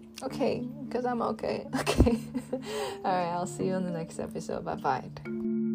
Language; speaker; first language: English; non-native, fluent; Japanese